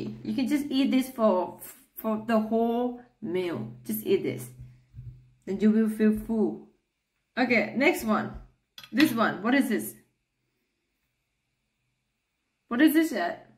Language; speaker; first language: English; non-native, learner; Thai